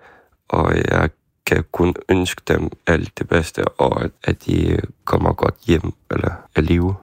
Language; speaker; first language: Danish; non-native, fluent; Ukrainian